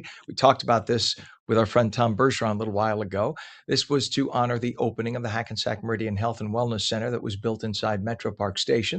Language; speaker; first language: English; native; English